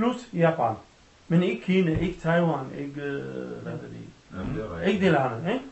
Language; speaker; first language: Danish; non-native, learner; Arabic